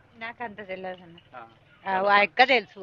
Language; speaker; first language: Telugu; native; Telugu